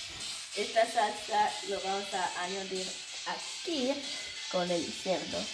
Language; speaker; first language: Spanish; early bilingual, heritage; English